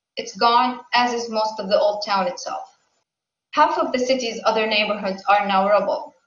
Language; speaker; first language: English; non-native, fluent; Arabic